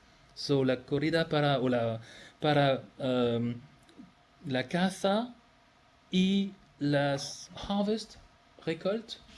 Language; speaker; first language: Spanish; non-native, fluent; French